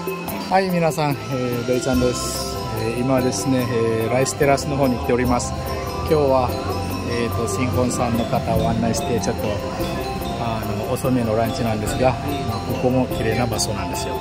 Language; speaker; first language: Japanese; non-native, fluent; Balinese